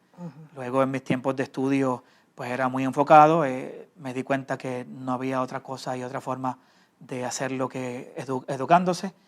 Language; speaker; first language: Spanish; native; Spanish